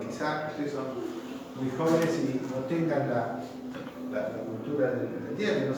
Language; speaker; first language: Spanish; native; Spanish